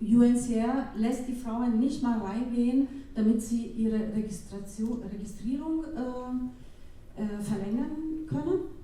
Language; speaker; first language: German; non-native, fluent; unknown